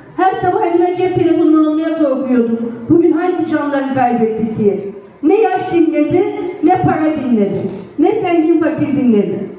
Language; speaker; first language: Turkish; native; Turkish